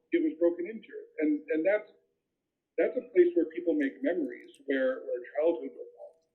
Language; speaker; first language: English; native; English